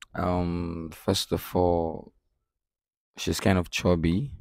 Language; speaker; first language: English; non-native, local second language; Bini